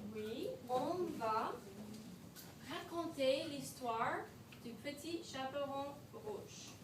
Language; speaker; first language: French; non-native, fluent; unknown